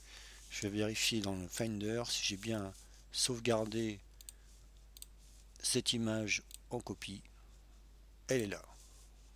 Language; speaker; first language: French; native; French